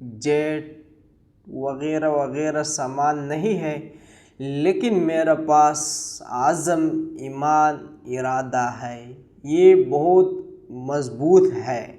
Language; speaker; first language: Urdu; non-native, learner; Pashto